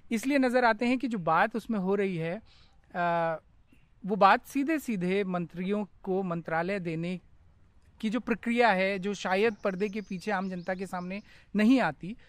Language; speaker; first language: Hindi; native; Hindi